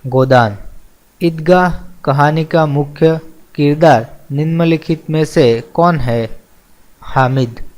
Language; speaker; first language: Hindi; non-native, local second language; Gujarati